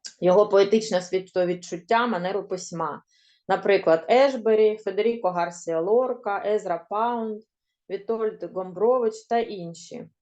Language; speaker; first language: Ukrainian; native; Ukrainian